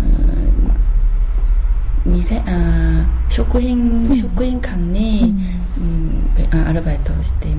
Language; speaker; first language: Japanese; non-native, learner; Korean